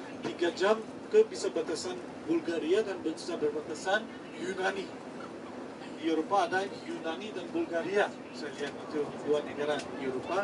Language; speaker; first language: Indonesian; non-native, fluent; Turkish